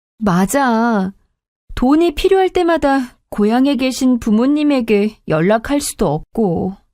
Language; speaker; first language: Korean; native; Korean